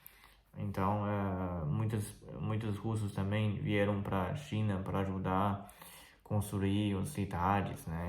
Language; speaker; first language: Portuguese; non-native, fluent; Chinese